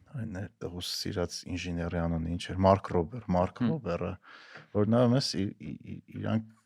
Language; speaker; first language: Armenian; native; Armenian